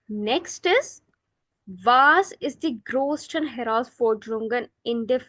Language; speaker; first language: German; non-native, fluent; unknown